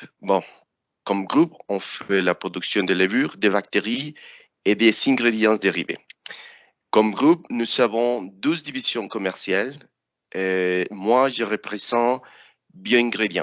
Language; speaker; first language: French; non-native, fluent; Spanish